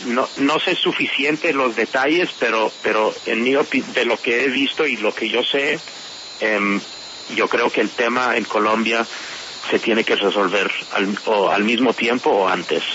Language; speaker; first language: Spanish; non-native, fluent; English